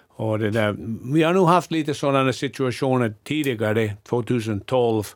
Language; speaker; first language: Swedish; non-native, fluent; English